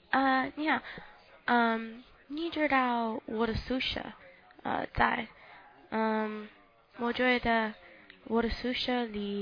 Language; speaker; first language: Chinese; non-native, learner; English